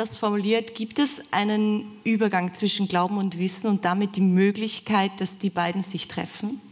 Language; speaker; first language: German; native; German